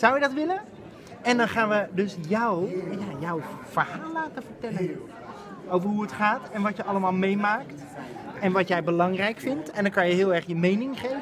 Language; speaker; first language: Dutch; native; Dutch